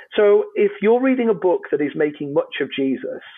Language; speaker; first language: English; native; English